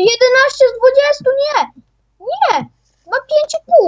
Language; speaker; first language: Polish; native; Polish